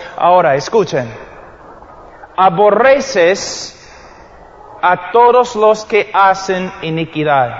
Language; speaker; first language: Spanish; non-native, fluent; English